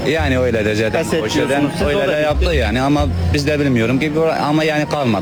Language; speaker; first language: Turkish; non-native, learner; Arabic